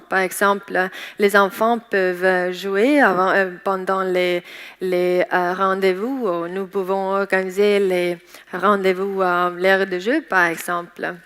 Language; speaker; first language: French; non-native, learner; Estonian